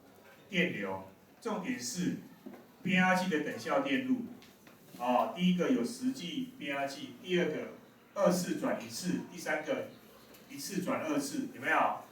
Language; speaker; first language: Chinese; native; Chinese